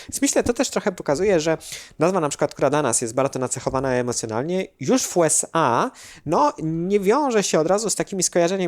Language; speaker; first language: Polish; native; Polish